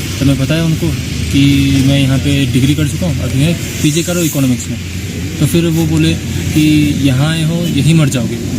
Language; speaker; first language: Hindi; non-native, local second language; Assamese